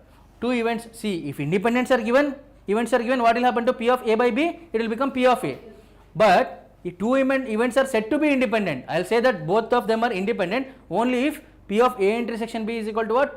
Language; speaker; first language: English; non-native, local second language; Telugu